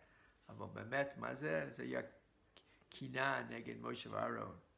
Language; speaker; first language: Hebrew; non-native, fluent; English